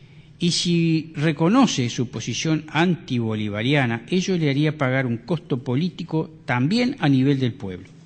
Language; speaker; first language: Spanish; native; Spanish